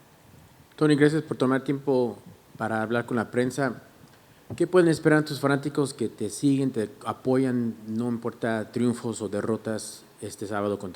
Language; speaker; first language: Spanish; native; Spanish